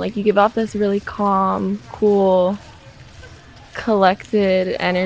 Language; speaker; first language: English; native; English